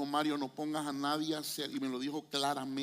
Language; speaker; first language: Spanish; native; Spanish